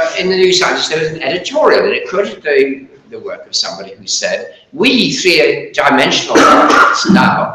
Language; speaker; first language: English; native; English